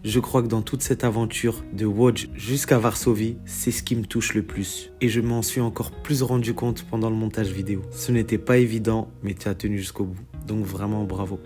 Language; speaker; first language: French; native; French